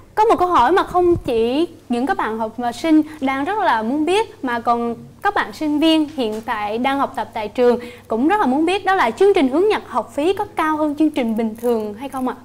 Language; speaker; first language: Vietnamese; native; Vietnamese